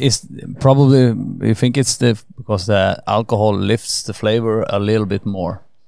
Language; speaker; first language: English; non-native, fluent; Swedish